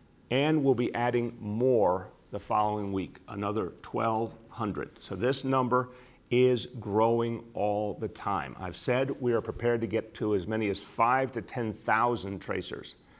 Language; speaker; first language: English; native; English